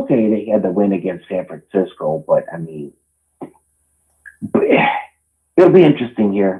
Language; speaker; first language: English; native; English